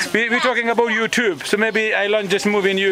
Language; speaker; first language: English; non-native, learner; Pashto